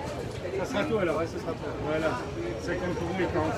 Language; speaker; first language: French; native; French